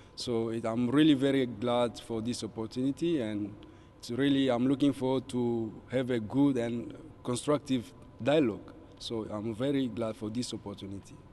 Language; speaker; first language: English; non-native, fluent; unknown